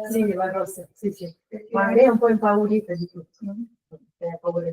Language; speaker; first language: Italian; non-native, fluent; Portuguese